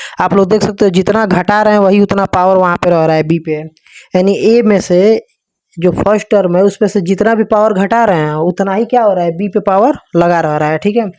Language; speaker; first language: Hindi; native; Hindi